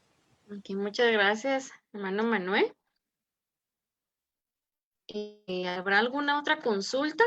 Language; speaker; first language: Spanish; native; Spanish